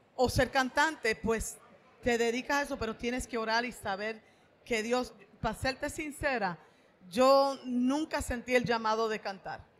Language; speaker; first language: Spanish; native; Spanish